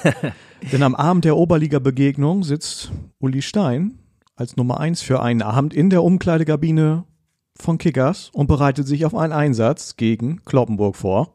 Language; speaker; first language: German; native; German